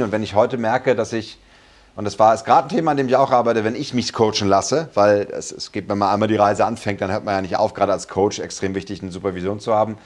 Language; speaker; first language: German; native; German